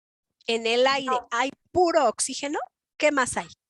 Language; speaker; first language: Spanish; native; Spanish